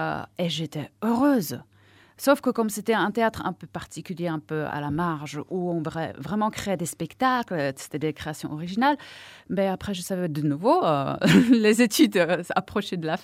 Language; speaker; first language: French; non-native, fluent; Czech